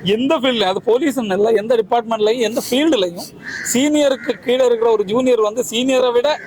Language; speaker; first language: Tamil; non-native, local second language; Malayalam